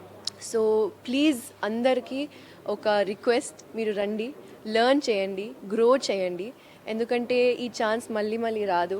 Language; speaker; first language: Telugu; non-native, local second language; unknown